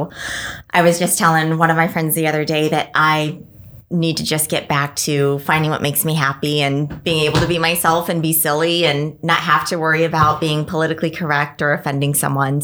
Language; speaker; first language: English; native; English